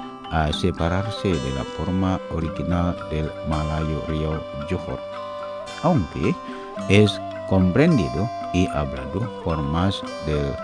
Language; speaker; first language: Spanish; non-native, learner; Indonesian